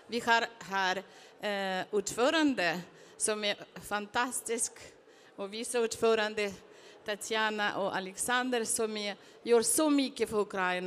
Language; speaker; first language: Swedish; non-native, fluent; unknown